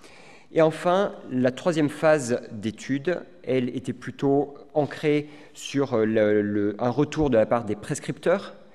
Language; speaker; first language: French; native; French